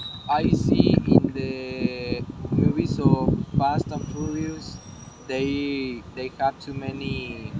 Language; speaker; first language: English; non-native, learner; Spanish